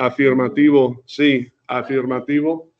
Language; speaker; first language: Spanish; non-native, fluent; English